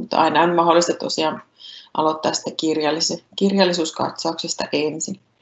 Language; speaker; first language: Finnish; native; Finnish